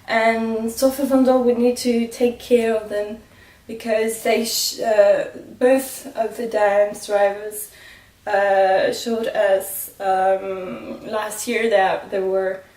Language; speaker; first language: English; non-native, fluent; French